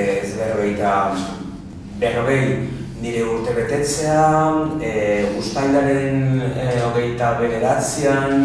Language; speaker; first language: Basque; non-native, learner; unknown